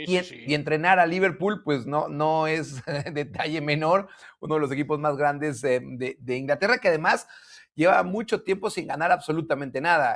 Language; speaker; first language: Spanish; native; Spanish